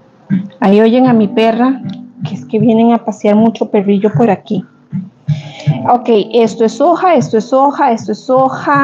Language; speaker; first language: Spanish; native; Spanish